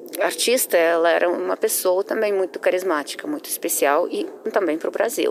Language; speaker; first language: Portuguese; non-native, fluent; Russian